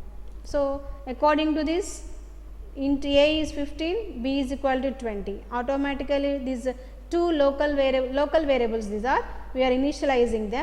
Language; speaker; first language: English; non-native, local second language; Telugu